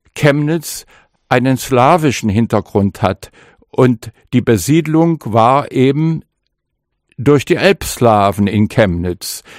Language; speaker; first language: German; non-native, local second language; Upper Sorbian